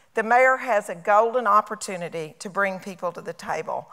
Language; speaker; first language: English; native; English